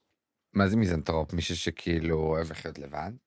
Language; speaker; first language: Hebrew; native; Hebrew